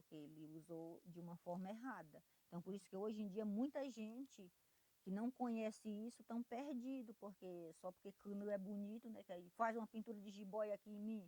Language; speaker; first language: Portuguese; non-native, local second language; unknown